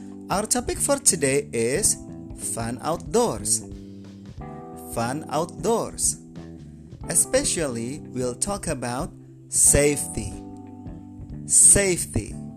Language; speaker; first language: English; non-native, fluent; Indonesian